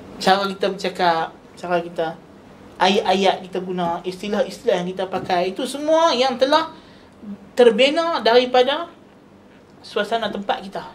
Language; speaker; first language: Malay; native; Malay